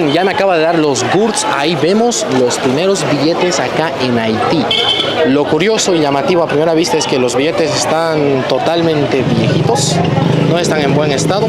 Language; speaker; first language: Spanish; native; Spanish